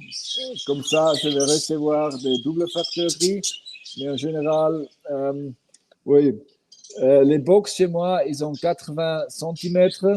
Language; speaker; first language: French; non-native, fluent; Swiss German